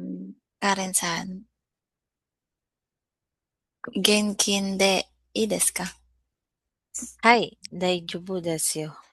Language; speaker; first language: Japanese; non-native, learner; Filipino